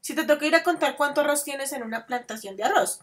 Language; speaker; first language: Spanish; native; Spanish